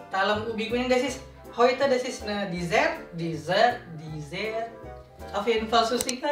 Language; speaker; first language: German; non-native, learner; Indonesian